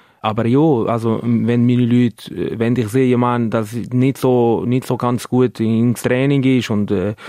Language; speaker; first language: German; non-native, learner; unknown